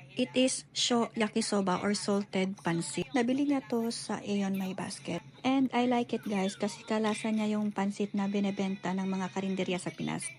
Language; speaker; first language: Filipino; native; Filipino